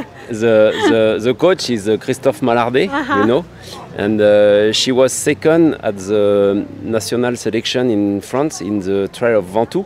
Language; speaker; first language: English; non-native, fluent; French